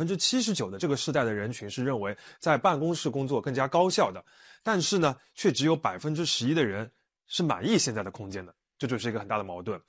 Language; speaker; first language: Chinese; native; Chinese